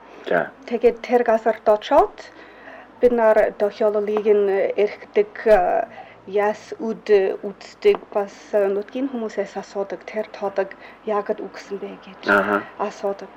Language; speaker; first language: Mongolian; non-native, fluent; English